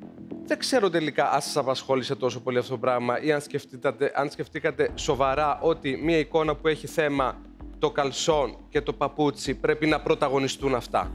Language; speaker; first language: Greek; native; Greek